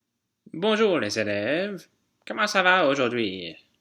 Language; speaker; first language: French; non-native, fluent; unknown